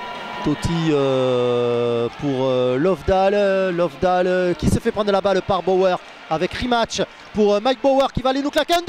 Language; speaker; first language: French; native; French